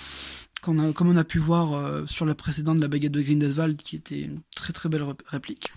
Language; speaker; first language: French; native; French